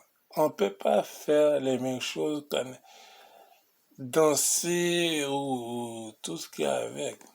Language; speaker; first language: French; non-native, local second language; Haitian Creole